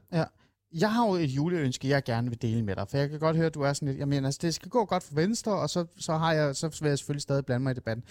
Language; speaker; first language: Danish; native; Danish